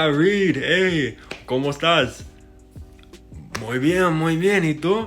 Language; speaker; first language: Spanish; non-native, learner; English